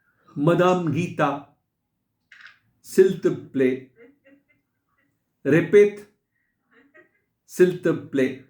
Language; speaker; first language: French; non-native, fluent; Hindi